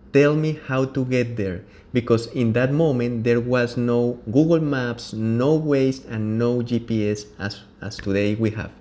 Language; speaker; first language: English; non-native, learner; Spanish